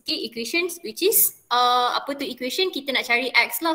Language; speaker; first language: English; non-native, local second language; Malay